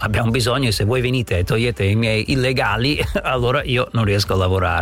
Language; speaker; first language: Italian; non-native, fluent; English